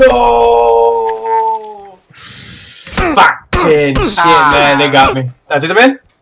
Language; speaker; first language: Spanish; early bilingual, heritage; Spanish